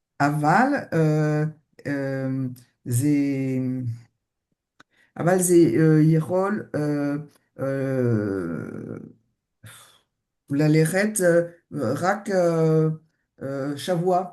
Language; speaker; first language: Hebrew; non-native, learner; French